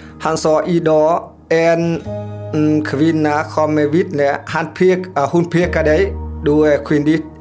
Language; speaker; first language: Swedish; non-native, learner; Vietnamese